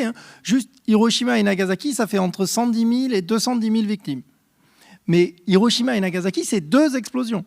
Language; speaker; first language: French; native; French